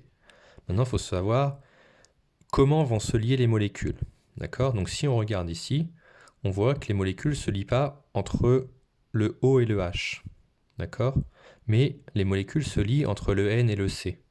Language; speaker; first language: French; native; French